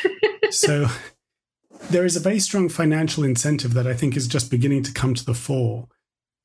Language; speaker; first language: English; native; English